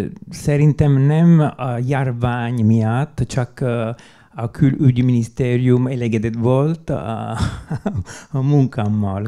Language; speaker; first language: Hungarian; non-native, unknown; Italian